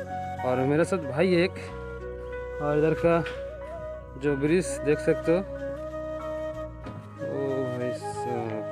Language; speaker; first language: Hindi; non-native, local second language; Bangla